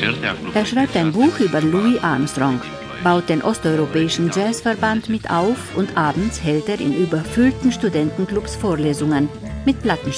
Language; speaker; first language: German; native; German